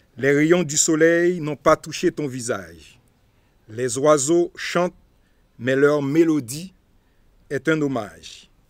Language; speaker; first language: French; non-native, local second language; Haitian Creole